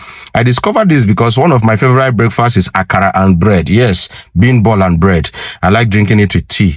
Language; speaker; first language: English; non-native, local second language; Igbo